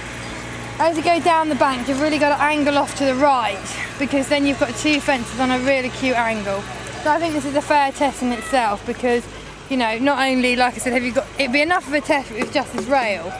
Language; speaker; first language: English; native; English